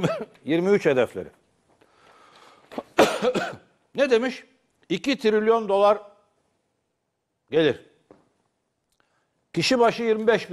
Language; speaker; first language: Turkish; native; Turkish